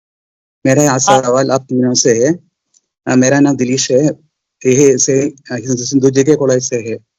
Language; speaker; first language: Hindi; non-native, local second language; Malayalam